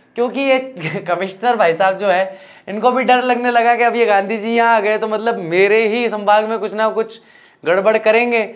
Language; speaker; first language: Hindi; native; Hindi